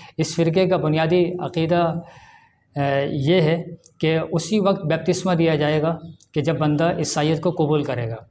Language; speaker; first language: Urdu; native; Urdu